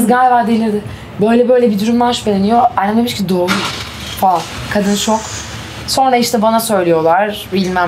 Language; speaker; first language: Turkish; native; Turkish